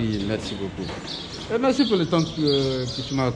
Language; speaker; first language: French; non-native, learner; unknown